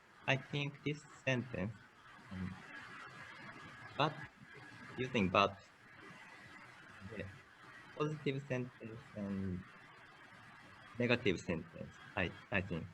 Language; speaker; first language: English; non-native, learner; Japanese